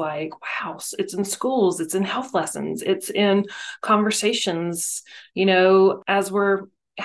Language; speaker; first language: English; native; English